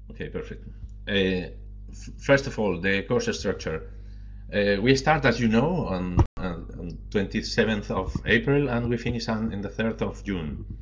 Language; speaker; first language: English; non-native, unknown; Spanish